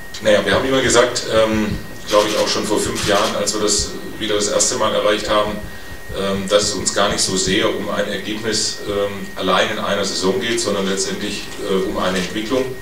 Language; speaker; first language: German; native; German